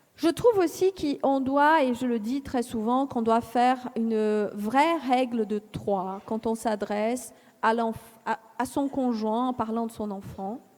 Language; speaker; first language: French; non-native, fluent; Portuguese